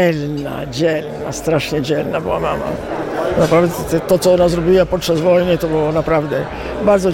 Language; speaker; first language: Polish; early bilingual, heritage; Italian